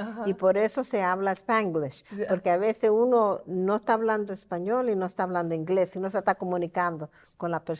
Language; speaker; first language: Spanish; early bilingual, heritage; Spanish